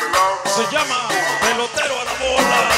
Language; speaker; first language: Spanish; native; Spanish